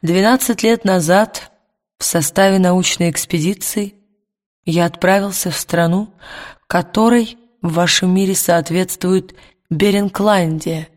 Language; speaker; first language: Russian; native; Russian